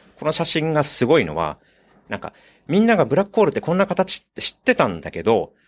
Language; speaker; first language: Japanese; native; Japanese